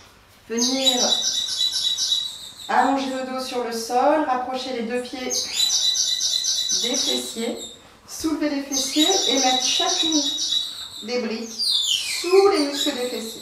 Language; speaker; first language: French; native; French